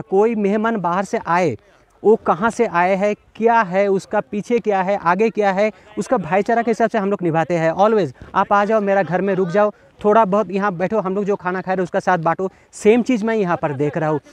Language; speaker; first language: Hindi; non-native, local second language; Bangla